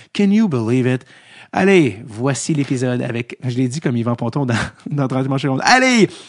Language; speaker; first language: French; native; French